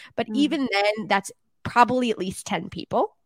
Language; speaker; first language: English; native; English